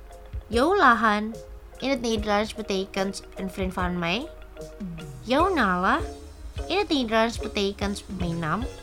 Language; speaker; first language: Dutch; non-native, learner; Indonesian